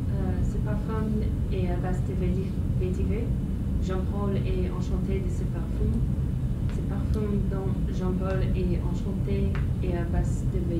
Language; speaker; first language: French; non-native, learner; English